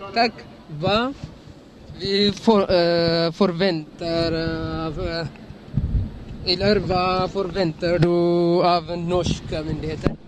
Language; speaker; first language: Norwegian; non-native, learner; Amharic